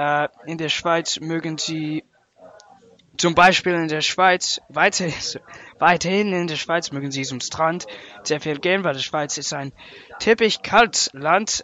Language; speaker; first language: German; non-native, learner; English